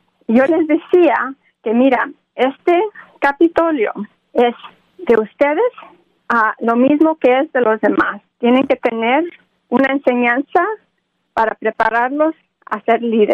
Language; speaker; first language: Spanish; early bilingual, other home language; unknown